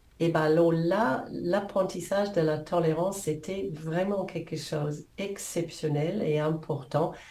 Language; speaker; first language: French; non-native, fluent; English